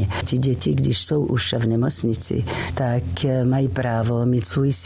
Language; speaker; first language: Czech; non-native, fluent; French